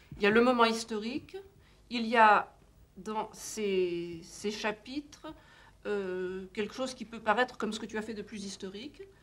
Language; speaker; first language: French; native; French